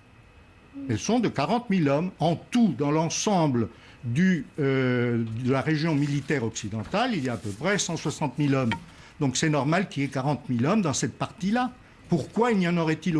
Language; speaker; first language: French; native; French